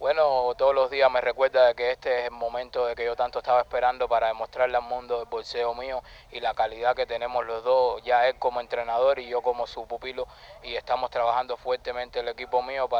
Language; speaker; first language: Spanish; native; Spanish